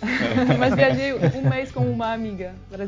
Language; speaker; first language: Portuguese; non-native, fluent; French